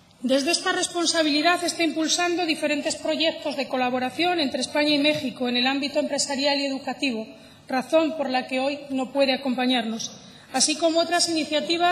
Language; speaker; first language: Spanish; native; Spanish